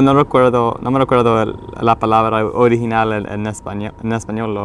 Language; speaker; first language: Spanish; early bilingual, heritage; English